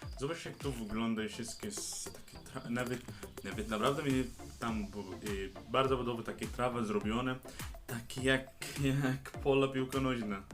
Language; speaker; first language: Polish; non-native, learner; Arabic